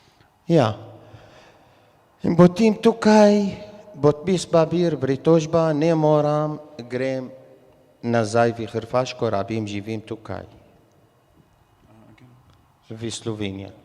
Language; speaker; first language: Slovenian; non-native, learner; Arabic